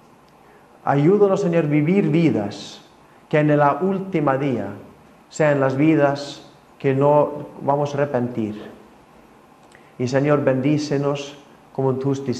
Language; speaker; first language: Spanish; non-native, fluent; Icelandic